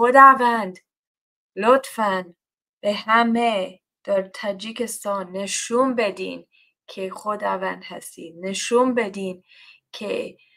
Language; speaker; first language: Persian; non-native, learner; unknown